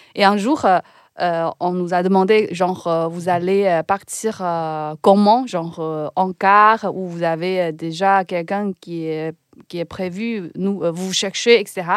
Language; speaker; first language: French; non-native, fluent; Chinese